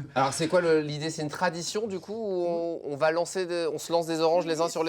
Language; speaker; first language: French; native; French